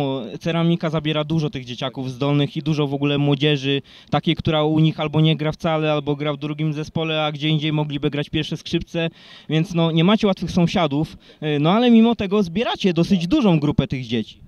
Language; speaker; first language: Polish; native; Polish